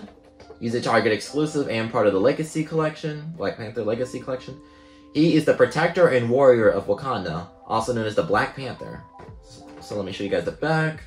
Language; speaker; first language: English; native; English